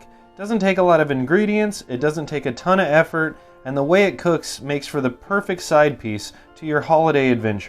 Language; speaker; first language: English; native; English